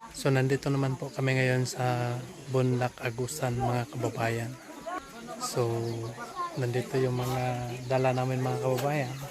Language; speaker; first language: Filipino; non-native, local second language; Cebuano